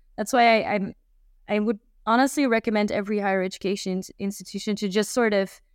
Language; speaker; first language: English; non-native, fluent; Dutch